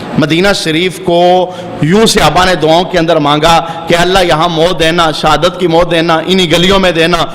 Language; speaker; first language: Urdu; non-native, local second language; Punjabi